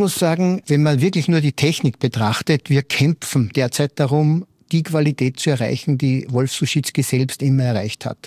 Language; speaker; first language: German; native; German